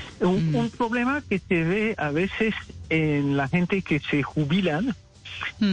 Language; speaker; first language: Spanish; non-native, fluent; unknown